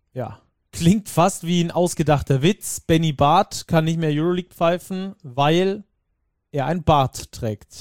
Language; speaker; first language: German; native; German